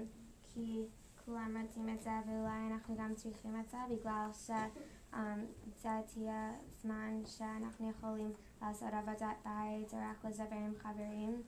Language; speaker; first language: Hebrew; non-native, learner; English